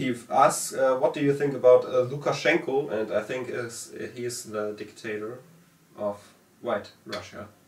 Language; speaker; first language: English; non-native, fluent; German